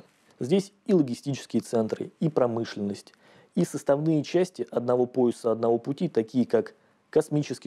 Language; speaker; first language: Russian; native; Russian